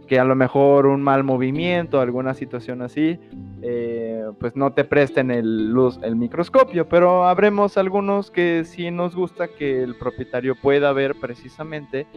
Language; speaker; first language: Spanish; native; Spanish